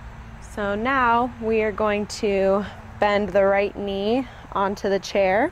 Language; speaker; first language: English; native; English